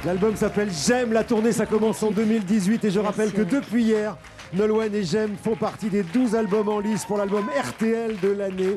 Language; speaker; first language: French; native; French